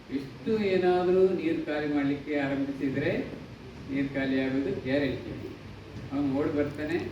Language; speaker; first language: Kannada; non-native, local second language; Tulu